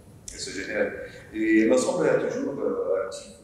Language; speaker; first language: French; non-native, learner; Portuguese